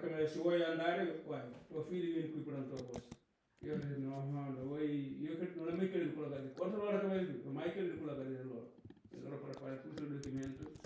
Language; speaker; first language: Italian; non-native, learner; Punjabi